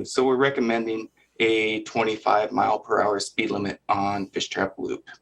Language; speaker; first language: English; native; English